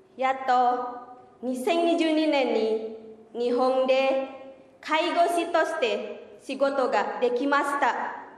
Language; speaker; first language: Japanese; non-native, fluent; Indonesian